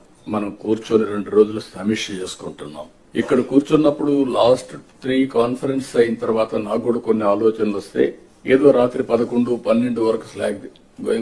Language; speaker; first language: Telugu; native; Telugu